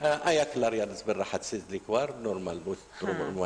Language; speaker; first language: Turkish; non-native, learner; Arabic